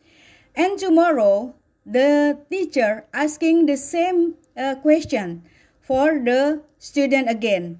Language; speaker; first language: English; non-native, learner; Indonesian